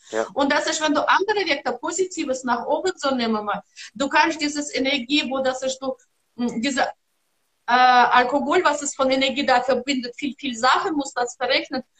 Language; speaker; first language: German; non-native, learner; Russian